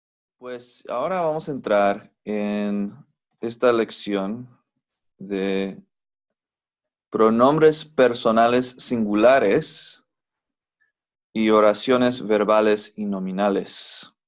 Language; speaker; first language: Spanish; non-native, fluent; English